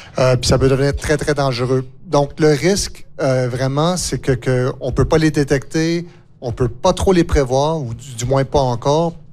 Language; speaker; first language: French; native; French